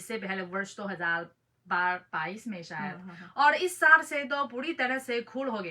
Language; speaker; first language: Hindi; non-native, fluent; Chinese